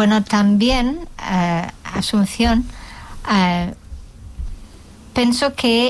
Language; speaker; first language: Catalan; non-native, local second language; Spanish